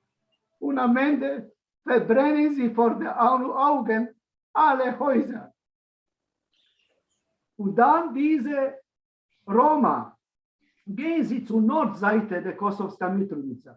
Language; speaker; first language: German; non-native, learner; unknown